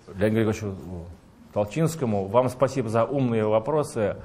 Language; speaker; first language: Russian; native; Russian